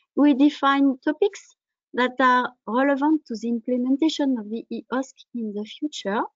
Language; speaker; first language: English; non-native, fluent; French